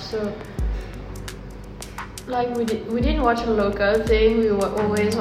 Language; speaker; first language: English; non-native, fluent; Morisyen